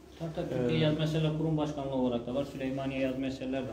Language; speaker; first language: Turkish; native; Turkish